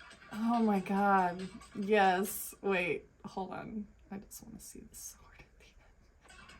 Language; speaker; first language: English; native; English